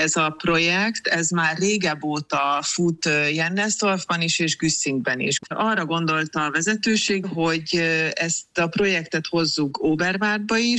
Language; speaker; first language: Hungarian; native; Hungarian